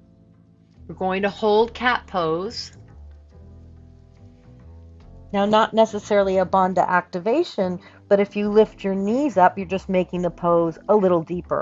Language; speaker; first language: English; native; English